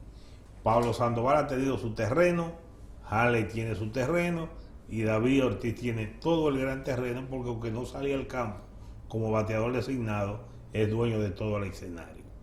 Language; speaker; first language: Spanish; native; Spanish